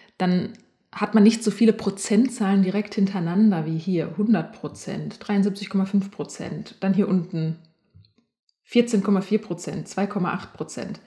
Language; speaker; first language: German; native; German